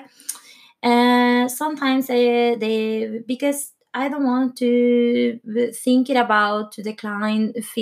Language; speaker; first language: English; non-native, learner; Spanish